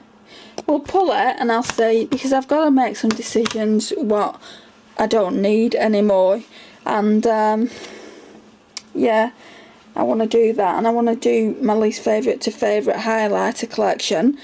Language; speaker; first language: English; native; English